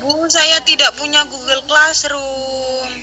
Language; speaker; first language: Indonesian; native; Indonesian